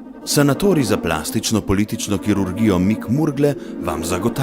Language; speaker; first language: Slovenian; native; Slovenian